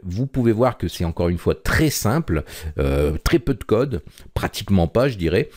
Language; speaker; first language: French; native; French